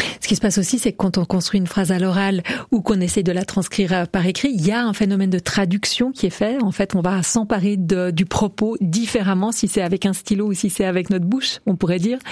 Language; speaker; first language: French; native; French